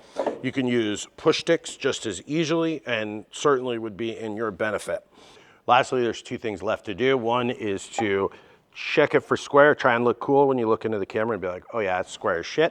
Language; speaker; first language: English; native; English